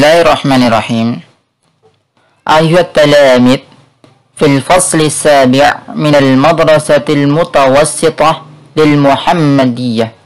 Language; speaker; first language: Arabic; non-native, fluent; Indonesian